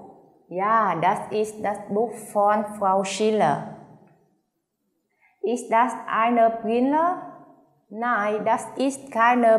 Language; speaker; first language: German; non-native, fluent; Vietnamese